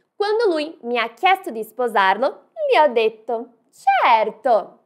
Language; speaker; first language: Italian; non-native, fluent; Portuguese